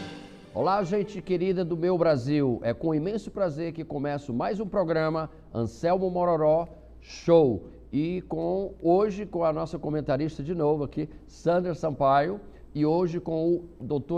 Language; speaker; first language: Portuguese; native; Portuguese